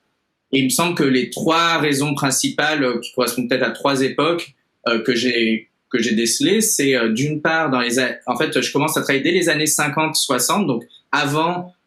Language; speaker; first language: French; native; French